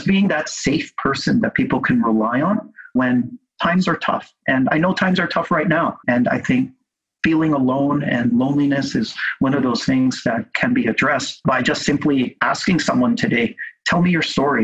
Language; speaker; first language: English; native; English